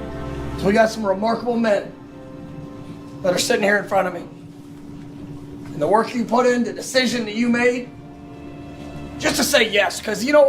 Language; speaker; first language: English; native; English